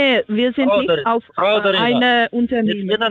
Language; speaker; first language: German; non-native, learner; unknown